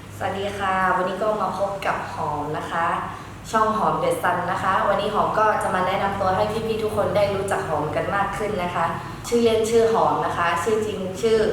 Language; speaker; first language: Thai; early bilingual, other home language; Shan